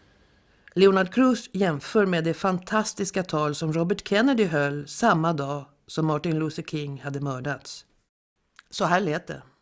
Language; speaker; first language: Swedish; native; Swedish